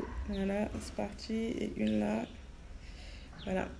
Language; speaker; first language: French; native; French